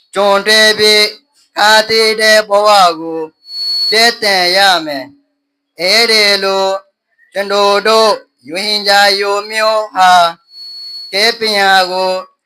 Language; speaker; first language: Burmese; non-native, local second language; Rohingya